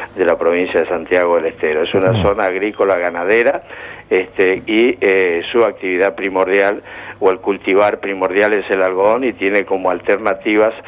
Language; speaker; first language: Spanish; native; Spanish